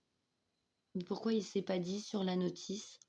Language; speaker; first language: French; native; French